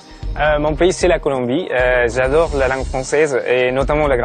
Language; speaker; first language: French; non-native, fluent; Spanish